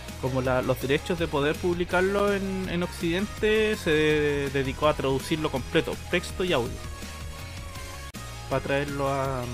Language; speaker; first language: Spanish; native; Spanish